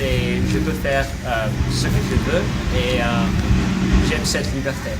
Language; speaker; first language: French; non-native, learner; English